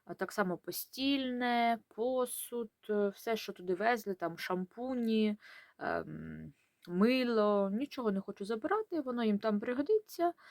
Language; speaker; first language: Ukrainian; non-native, local second language; Russian